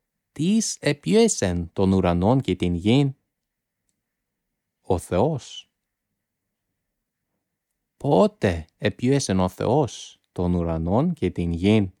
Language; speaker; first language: Greek; non-native, fluent; English